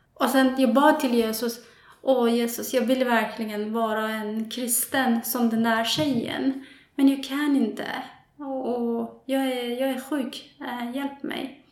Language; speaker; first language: Swedish; non-native, fluent; Persian